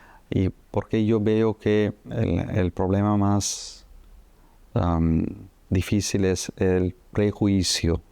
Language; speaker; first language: Spanish; non-native, fluent; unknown